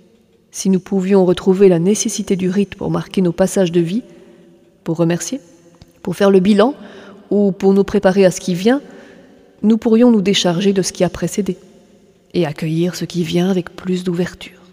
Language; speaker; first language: French; native; French